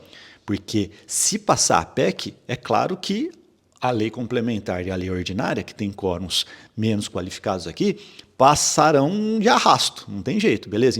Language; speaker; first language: Portuguese; native; Portuguese